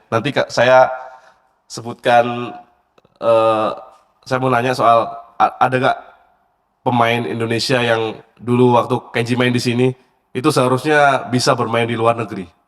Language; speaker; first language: Indonesian; native; Indonesian